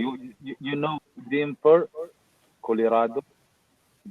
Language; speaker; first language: English; non-native, learner; Arabic